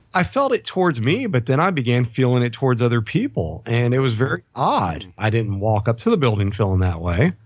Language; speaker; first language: English; native; English